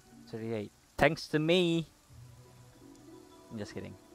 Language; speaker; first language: English; non-native, local second language; Malay